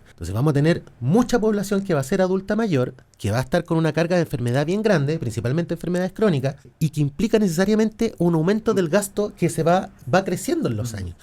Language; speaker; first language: Spanish; native; Spanish